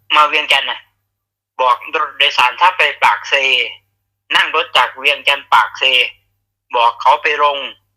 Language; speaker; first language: Thai; native; Thai